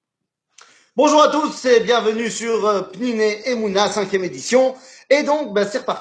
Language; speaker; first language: French; native; French